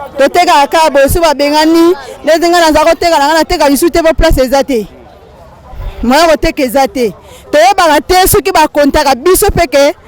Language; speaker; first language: Lingala; native; Lingala